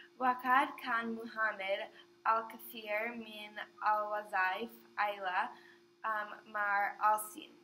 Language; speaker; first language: Arabic; non-native, learner; English